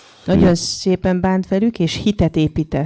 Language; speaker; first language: Hungarian; native; Hungarian